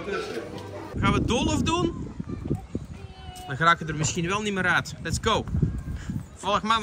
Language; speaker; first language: Dutch; native; Dutch